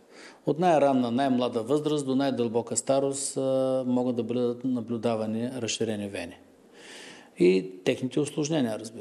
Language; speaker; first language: Bulgarian; native; Bulgarian